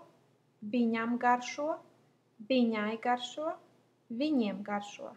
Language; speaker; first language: Latvian; native; Latvian